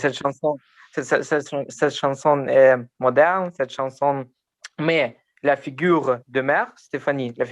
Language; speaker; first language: French; non-native, learner; Ukrainian